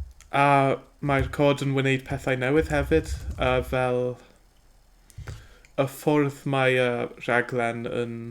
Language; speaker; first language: Welsh; non-native, learner; English